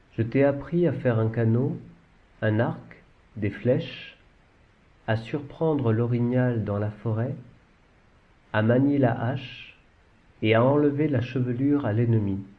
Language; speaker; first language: French; native; French